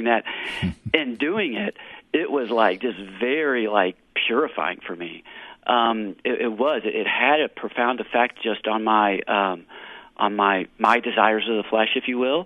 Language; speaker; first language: English; native; English